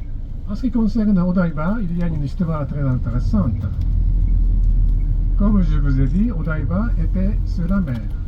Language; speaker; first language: French; non-native, fluent; Japanese